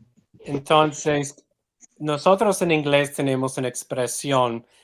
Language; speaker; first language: Spanish; non-native, fluent; English